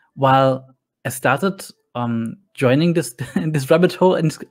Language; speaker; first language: English; non-native, fluent; German